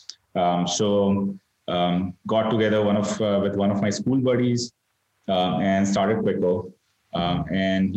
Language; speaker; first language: English; non-native, local second language; Gujarati